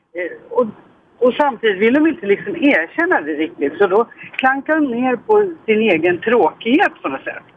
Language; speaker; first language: Swedish; native; Swedish